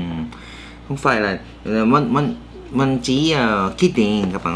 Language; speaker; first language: Vietnamese; non-native, learner; Korean